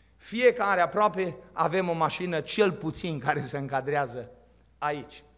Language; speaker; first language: Romanian; native; Romanian